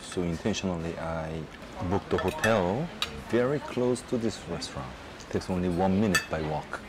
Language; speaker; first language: English; non-native, fluent; Korean